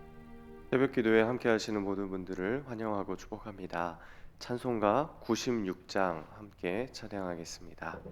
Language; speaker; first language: Korean; native; Korean